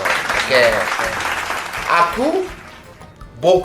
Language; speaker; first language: Indonesian; non-native, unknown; Japanese